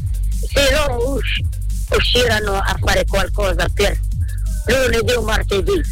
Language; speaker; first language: Italian; non-native, learner; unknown